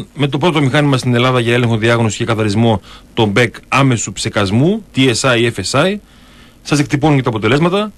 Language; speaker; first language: Greek; native; Greek